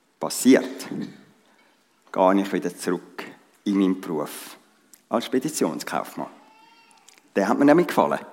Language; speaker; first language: German; native; German